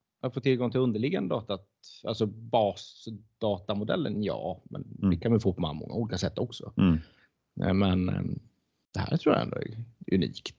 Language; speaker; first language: Swedish; native; Swedish